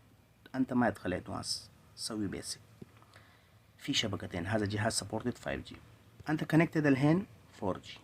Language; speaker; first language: Arabic; non-native, learner; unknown